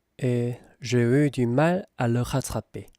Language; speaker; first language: French; non-native, fluent; Korean